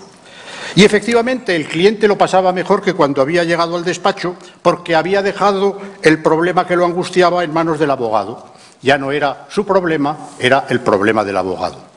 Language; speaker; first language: Spanish; native; Spanish